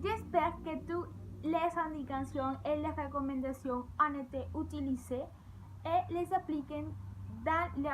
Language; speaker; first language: French; non-native, learner; Spanish